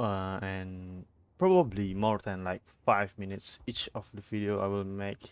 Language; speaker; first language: English; non-native, learner; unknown